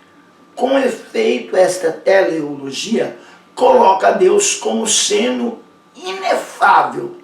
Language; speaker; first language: Portuguese; native; Portuguese